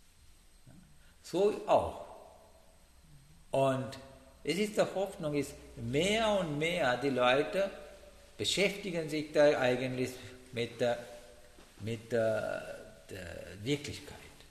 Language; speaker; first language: German; non-native, learner; Sinhala